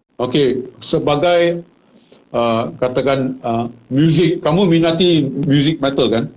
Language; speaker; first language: Malay; native; Malay